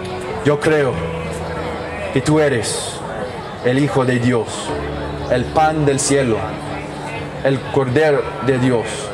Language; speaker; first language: Spanish; non-native, learner; English